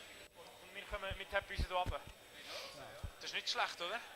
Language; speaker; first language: German; native; German